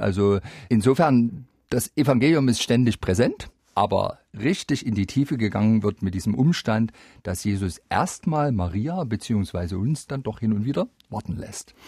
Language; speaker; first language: German; native; German